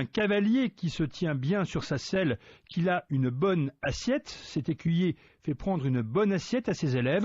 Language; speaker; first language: French; native; French